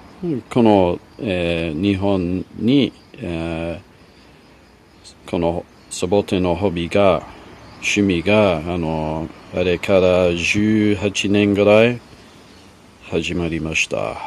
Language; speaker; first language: Japanese; non-native, learner; English